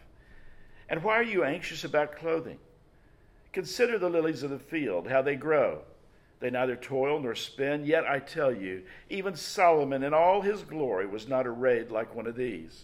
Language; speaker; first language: English; native; English